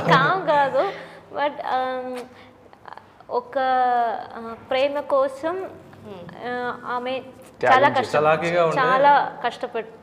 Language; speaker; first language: Telugu; non-native, learner; Malayalam